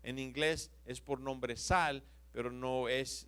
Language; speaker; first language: Spanish; non-native, fluent; English